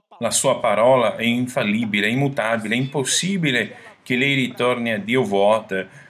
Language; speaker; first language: Italian; non-native, fluent; Portuguese